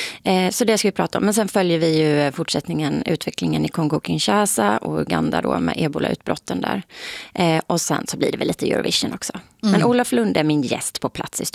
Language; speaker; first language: Swedish; native; Swedish